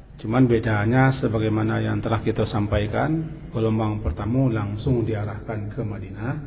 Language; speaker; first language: Malay; non-native, local second language; Minangkabau